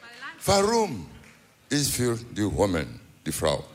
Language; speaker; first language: English; non-native, learner; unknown